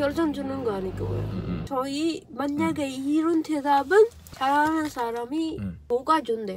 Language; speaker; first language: Korean; non-native, learner; Arabic